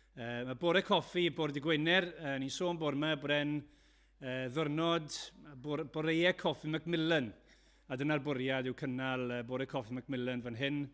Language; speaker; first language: Welsh; native; Welsh